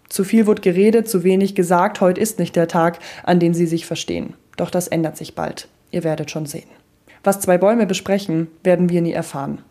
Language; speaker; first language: German; native; German